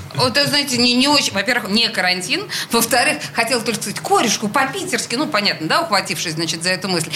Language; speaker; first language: Russian; native; Russian